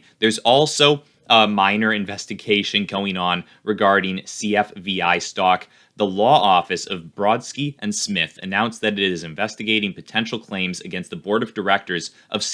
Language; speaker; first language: English; native; English